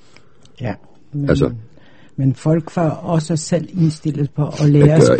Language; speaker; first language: Danish; non-native, fluent; Polish